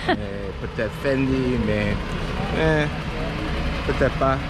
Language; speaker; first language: French; non-native, learner; English